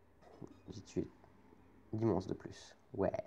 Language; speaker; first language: French; native; French